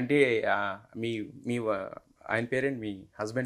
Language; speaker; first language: Telugu; native; Telugu